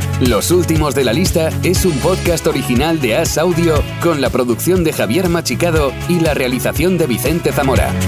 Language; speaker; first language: Spanish; native; Spanish